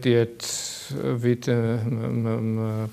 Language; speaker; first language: Albanian; non-native, learner; German